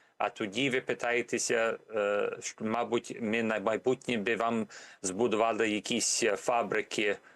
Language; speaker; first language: Ukrainian; early bilingual, heritage; Ukrainian